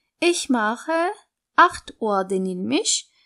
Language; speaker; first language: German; non-native, fluent; Turkish